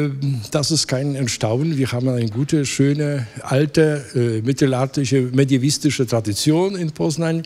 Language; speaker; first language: German; non-native, fluent; Polish